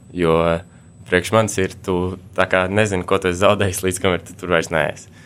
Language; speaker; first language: Latvian; early bilingual, heritage; Latvian